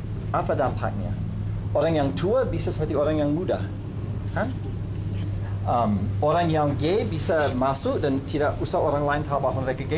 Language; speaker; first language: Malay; non-native, fluent; English